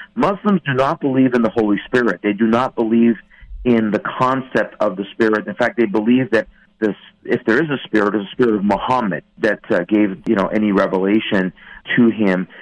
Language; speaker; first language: English; non-native, fluent; Persian